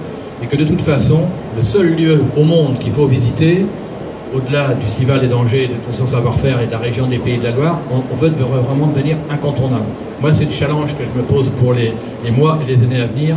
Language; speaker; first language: French; native; French